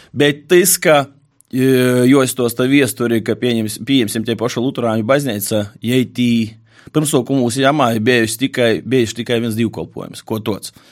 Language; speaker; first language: Latvian; native; Latvian